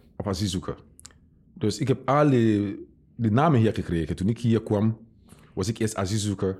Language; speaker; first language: Dutch; non-native, fluent; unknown